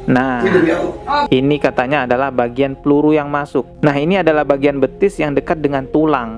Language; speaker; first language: Indonesian; native; Indonesian